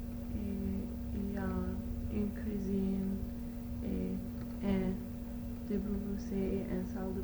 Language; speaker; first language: French; non-native, learner; Arabic